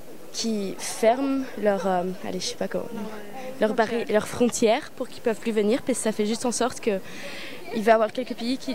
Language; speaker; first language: French; non-native, local second language; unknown